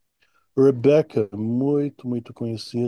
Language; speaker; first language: Portuguese; non-native, fluent; English